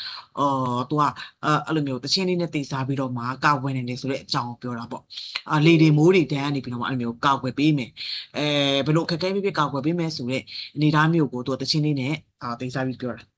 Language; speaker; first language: Burmese; native; Burmese